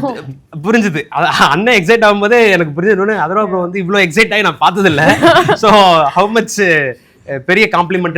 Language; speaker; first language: Tamil; native; Tamil